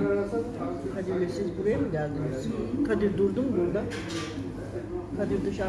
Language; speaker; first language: Turkish; native; Turkish